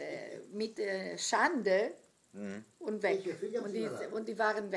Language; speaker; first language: German; non-native, fluent; Greek